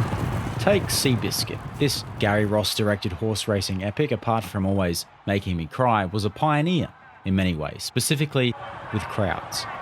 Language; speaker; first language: English; native; English